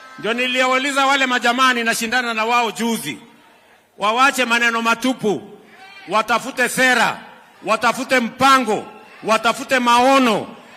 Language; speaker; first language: Swahili; non-native, local second language; Kalenjin